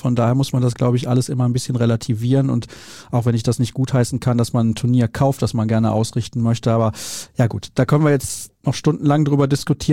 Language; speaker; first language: German; native; German